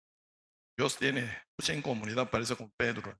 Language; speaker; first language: Spanish; non-native, learner; Korean